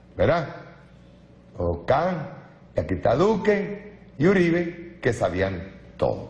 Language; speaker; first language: Spanish; native; Spanish